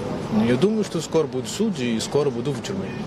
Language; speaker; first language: Russian; non-native, learner; Portuguese